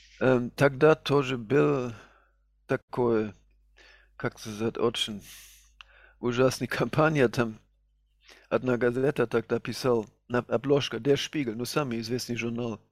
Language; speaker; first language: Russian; non-native, fluent; German